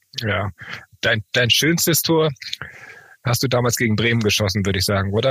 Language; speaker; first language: German; native; German